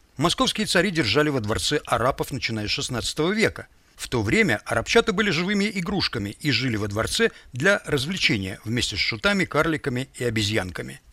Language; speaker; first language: Russian; native; Russian